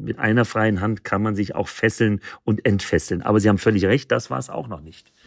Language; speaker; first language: German; native; German